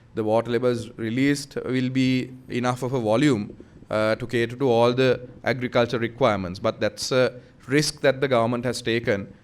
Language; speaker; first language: English; non-native, local second language; Sinhala